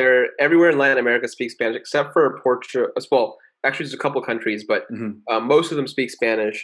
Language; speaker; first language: English; early bilingual, other home language; Spanish